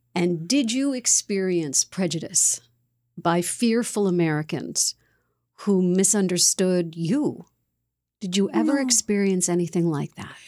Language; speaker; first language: English; native; English